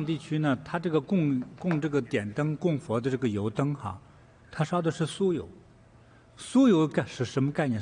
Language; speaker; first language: Chinese; native; Chinese